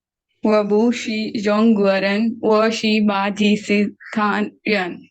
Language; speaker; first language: Chinese; non-native, learner; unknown